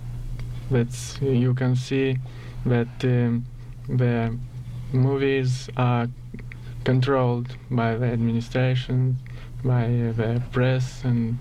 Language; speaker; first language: English; non-native, learner; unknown